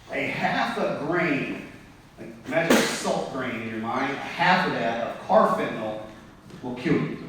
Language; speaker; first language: English; native; English